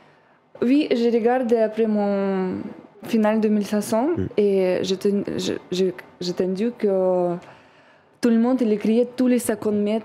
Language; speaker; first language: French; non-native, learner; Russian